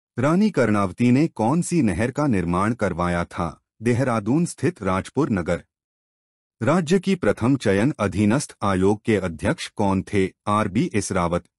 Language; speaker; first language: Hindi; native; Hindi